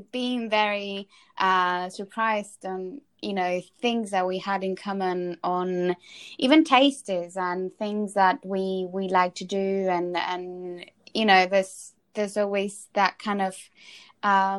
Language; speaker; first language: English; non-native, fluent; Spanish